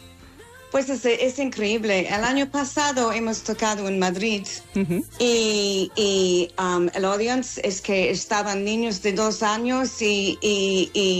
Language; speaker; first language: Spanish; non-native, fluent; English